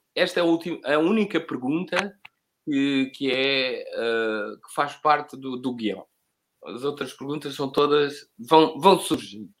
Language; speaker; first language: Portuguese; native; Portuguese